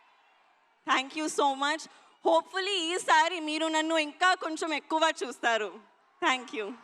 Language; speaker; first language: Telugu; non-native, learner; Hindi